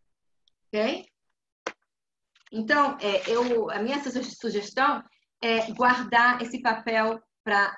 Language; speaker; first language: Portuguese; non-native, fluent; Hebrew